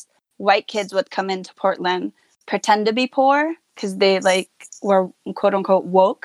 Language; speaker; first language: English; non-native, fluent; Hazaragi